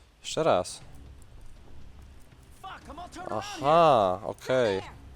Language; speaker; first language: Polish; native; Polish